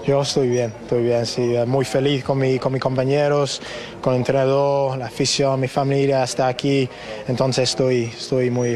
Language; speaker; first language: Spanish; non-native, learner; English